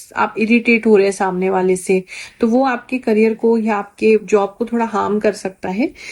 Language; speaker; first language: Hindi; native; Hindi